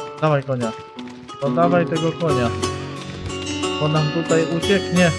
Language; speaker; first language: Polish; native; Polish